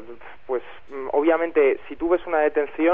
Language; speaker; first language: Spanish; native; Spanish